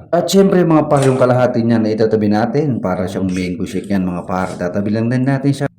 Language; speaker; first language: Filipino; native; Filipino